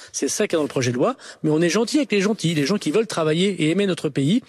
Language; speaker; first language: French; native; French